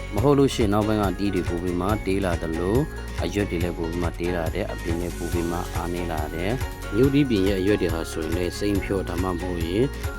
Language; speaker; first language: Burmese; non-native, local second language; Kachin